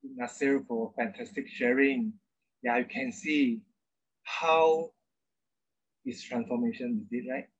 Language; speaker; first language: English; non-native, local second language; Chinese